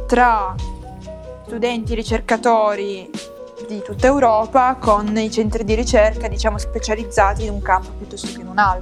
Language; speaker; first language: Italian; native; Italian